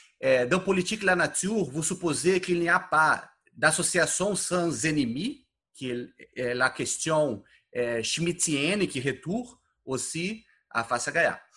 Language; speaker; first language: French; non-native, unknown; Portuguese